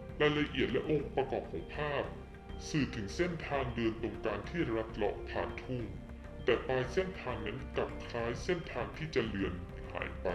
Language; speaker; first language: Thai; native; Thai